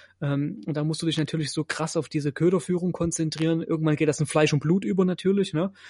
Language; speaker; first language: German; native; German